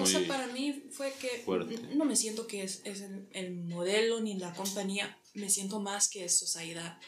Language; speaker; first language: Spanish; early bilingual, heritage; English